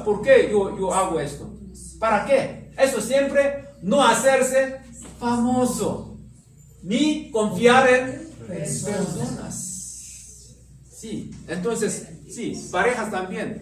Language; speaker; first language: Spanish; non-native, learner; Korean